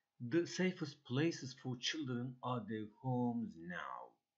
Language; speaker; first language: English; non-native, fluent; Turkish